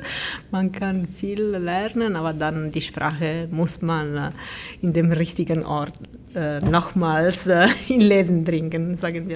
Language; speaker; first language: German; non-native, fluent; Italian